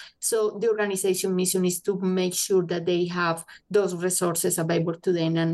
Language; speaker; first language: English; non-native, fluent; Spanish